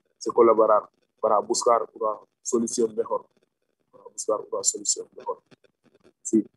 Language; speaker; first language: Spanish; non-native, learner; Wolof